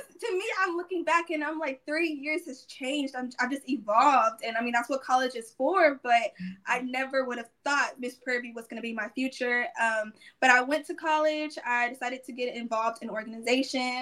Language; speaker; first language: English; native; English